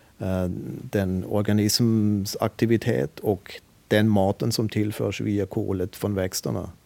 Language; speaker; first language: Swedish; non-native, fluent; German